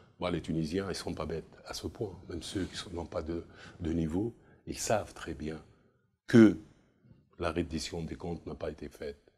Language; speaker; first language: French; non-native, local second language; Arabic